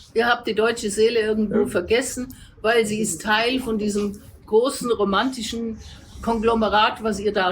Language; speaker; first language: German; native; German